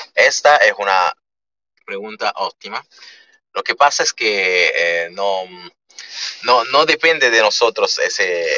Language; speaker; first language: Spanish; early bilingual, other home language; Italian